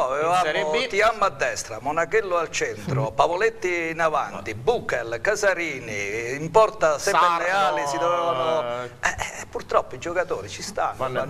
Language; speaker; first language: Italian; native; Italian